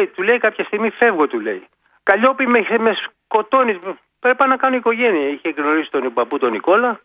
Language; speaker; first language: Greek; native; Greek